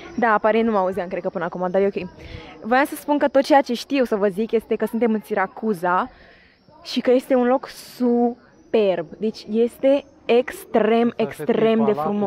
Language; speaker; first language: Romanian; native; Romanian